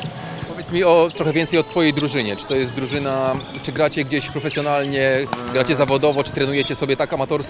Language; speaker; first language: Polish; native; Polish